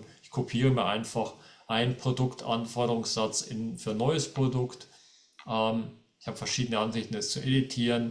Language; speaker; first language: German; native; German